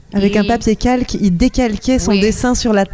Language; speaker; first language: French; native; French